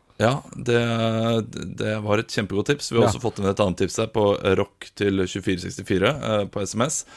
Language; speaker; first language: Norwegian; native; Norwegian